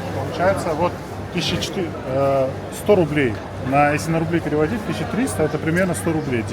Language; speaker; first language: Russian; native; Russian